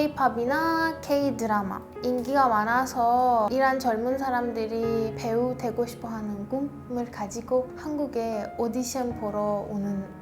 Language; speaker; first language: Korean; non-native, fluent; Persian